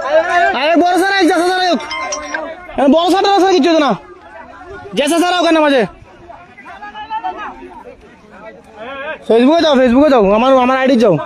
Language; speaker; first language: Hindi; non-native, learner; Bangla